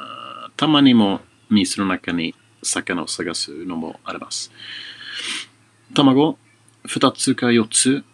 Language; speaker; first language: Japanese; non-native, fluent; Swedish